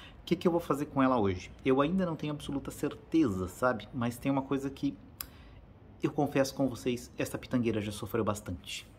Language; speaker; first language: Portuguese; native; Portuguese